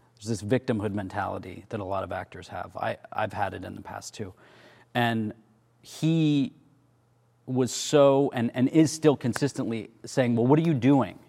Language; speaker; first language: English; native; English